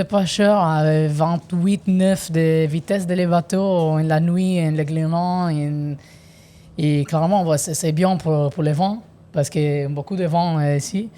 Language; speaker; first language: French; non-native, learner; Italian